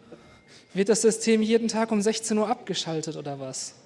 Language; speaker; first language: German; native; German